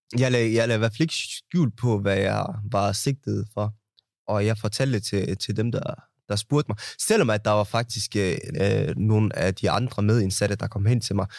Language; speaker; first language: Danish; early bilingual, other home language; Somali